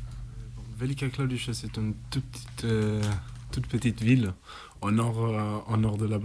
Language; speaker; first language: French; non-native, fluent; Italian